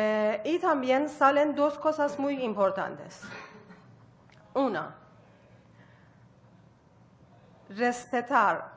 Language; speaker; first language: Spanish; non-native, learner; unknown